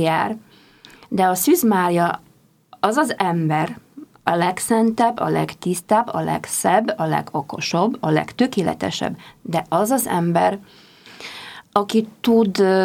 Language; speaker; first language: Hungarian; non-native, fluent; Polish